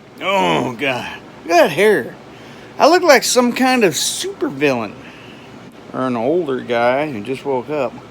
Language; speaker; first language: English; native; English